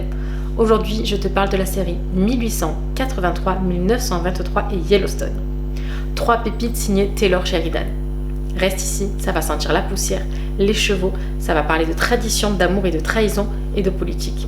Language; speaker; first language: French; native; French